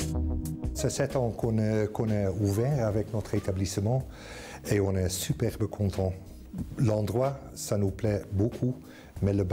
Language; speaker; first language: French; non-native, fluent; Dutch